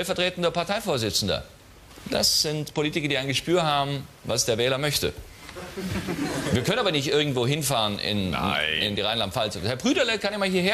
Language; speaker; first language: German; native; German